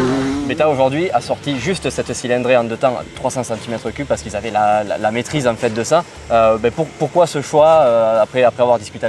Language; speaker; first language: French; native; French